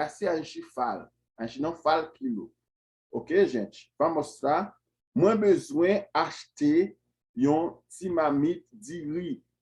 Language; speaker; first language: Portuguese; non-native, fluent; Haitian Creole